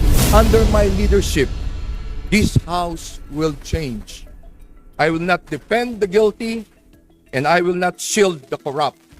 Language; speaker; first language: English; non-native, local second language; Iloko